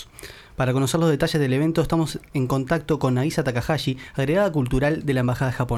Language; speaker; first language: Spanish; native; Spanish